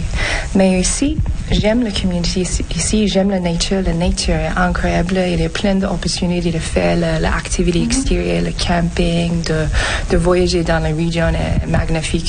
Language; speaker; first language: French; non-native, fluent; English